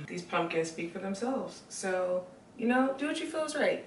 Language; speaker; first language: English; native; English